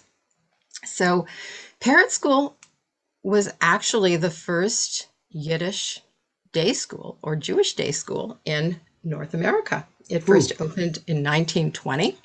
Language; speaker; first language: English; native; English